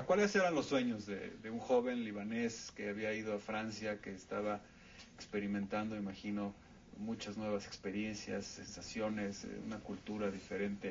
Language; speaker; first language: Spanish; native; Spanish